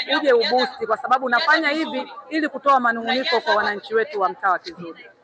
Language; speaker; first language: Swahili; native; Swahili